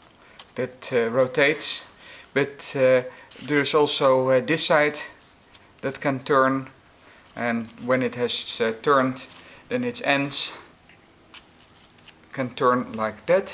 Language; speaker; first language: English; non-native, fluent; Dutch